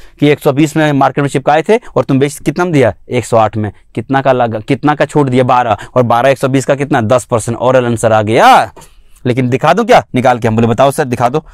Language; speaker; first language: Hindi; native; Hindi